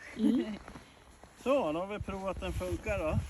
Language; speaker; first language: Swedish; native; Swedish